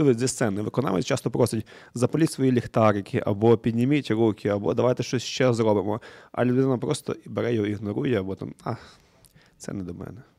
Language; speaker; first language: Ukrainian; native; Ukrainian